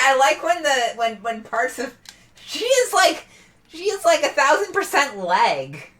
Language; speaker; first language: English; native; English